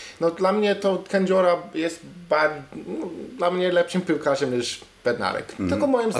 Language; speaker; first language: Polish; non-native, learner; English